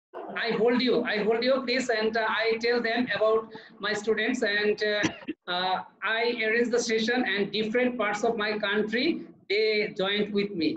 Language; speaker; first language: English; non-native, learner; Bangla